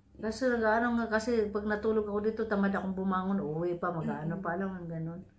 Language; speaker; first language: Filipino; non-native, local second language; Cebuano